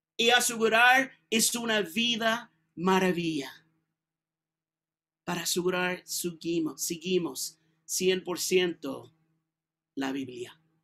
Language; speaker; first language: Spanish; non-native, learner; English